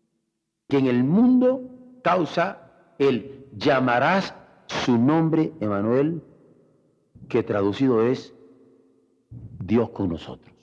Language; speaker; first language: Spanish; native; Spanish